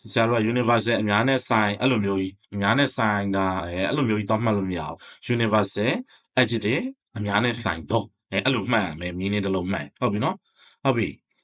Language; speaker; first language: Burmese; native; Burmese